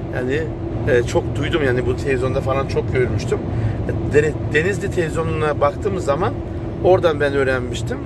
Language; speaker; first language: Turkish; early bilingual, heritage; Turkish